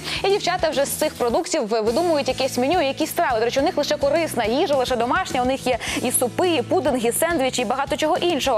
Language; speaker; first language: Ukrainian; native; Ukrainian